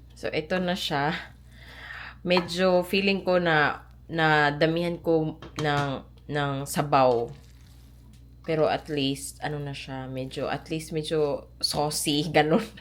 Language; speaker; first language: Filipino; non-native, local second language; Cebuano